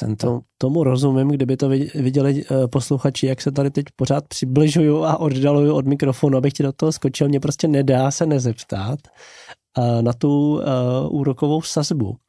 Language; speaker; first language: Czech; native; Czech